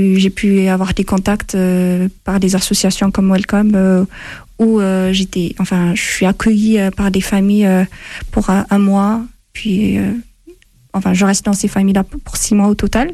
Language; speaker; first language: French; non-native, fluent; Amharic